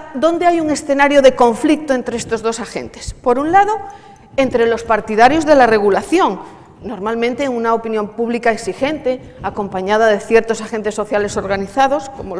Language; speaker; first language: Spanish; native; Spanish